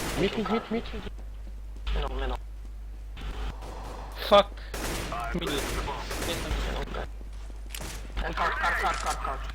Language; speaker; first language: English; non-native, learner; Polish